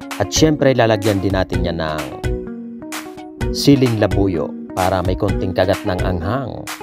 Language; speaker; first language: Filipino; non-native, local second language; Bikol